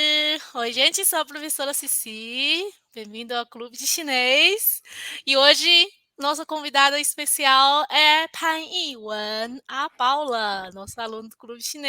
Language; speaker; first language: Portuguese; non-native, fluent; Chinese